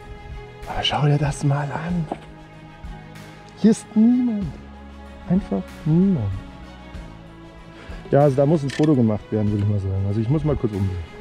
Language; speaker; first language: German; native; German